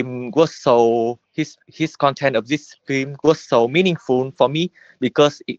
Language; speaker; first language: English; non-native, learner; Vietnamese